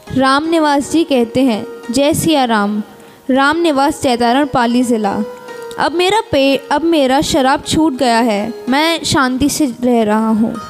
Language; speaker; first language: Hindi; native; Hindi